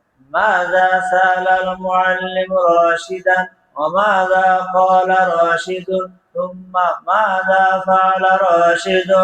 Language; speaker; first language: Arabic; non-native, fluent; Bangla